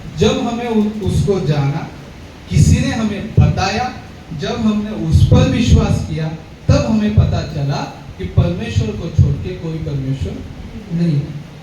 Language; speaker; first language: Hindi; non-native, local second language; Marathi